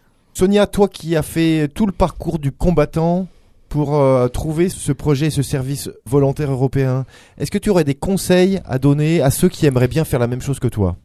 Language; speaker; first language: French; native; French